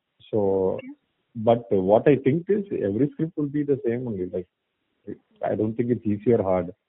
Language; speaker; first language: English; non-native, local second language; Tamil